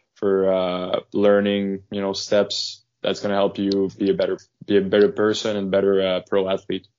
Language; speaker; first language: English; non-native, fluent; French